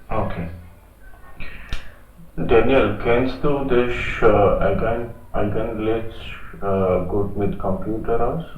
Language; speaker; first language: German; non-native, learner; Hindi